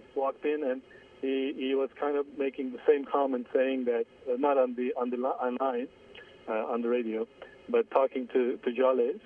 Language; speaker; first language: English; non-native, fluent; Armenian